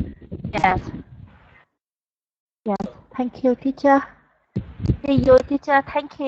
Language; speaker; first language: English; non-native, learner; Vietnamese